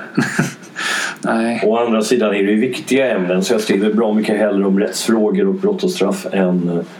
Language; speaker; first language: Swedish; early bilingual, other home language; English